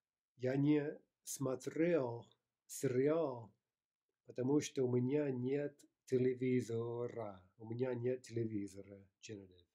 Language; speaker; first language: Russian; non-native, fluent; English